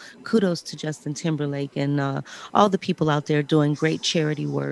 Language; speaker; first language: English; native; English